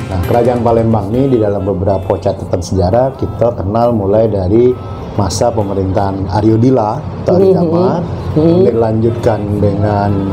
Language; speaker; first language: Indonesian; native; Indonesian